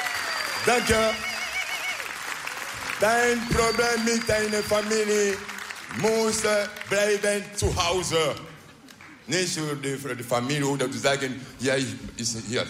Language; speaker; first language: Dutch; non-native, learner; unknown